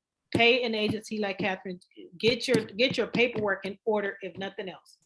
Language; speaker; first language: English; native; English